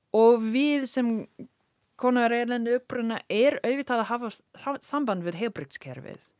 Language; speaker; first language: Icelandic; non-native, learner; English